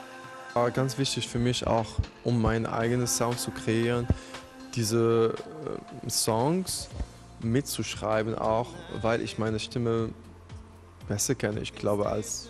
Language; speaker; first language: German; non-native, fluent; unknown